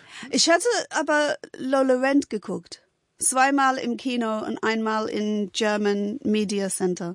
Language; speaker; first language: German; non-native, fluent; English